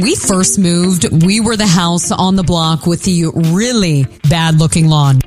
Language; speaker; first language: English; native; English